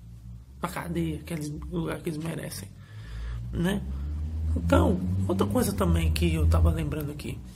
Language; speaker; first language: Portuguese; native; Portuguese